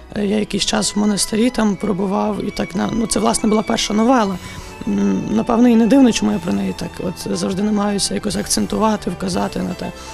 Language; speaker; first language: Ukrainian; native; Ukrainian